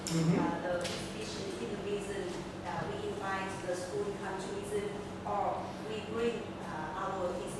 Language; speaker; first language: English; non-native, local second language; Vietnamese